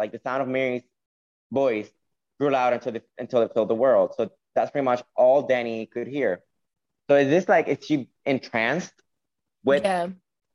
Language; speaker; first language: English; non-native, fluent; Spanish